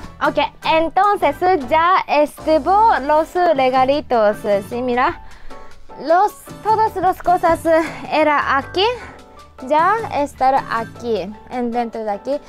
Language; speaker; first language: Spanish; non-native, learner; Japanese